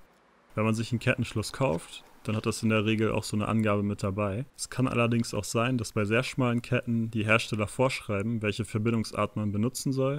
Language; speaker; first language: German; native; German